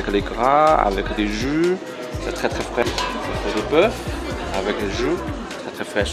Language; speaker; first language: French; non-native, learner; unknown